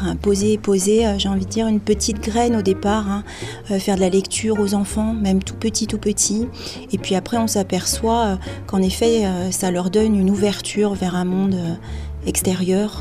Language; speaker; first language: French; native; French